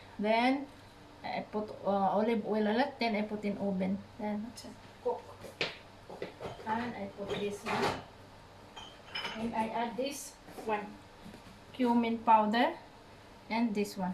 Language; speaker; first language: English; non-native, learner; Cebuano